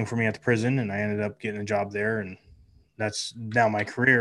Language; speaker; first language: English; native; English